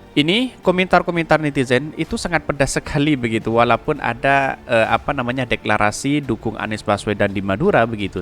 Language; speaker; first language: Indonesian; non-native, local second language; Madurese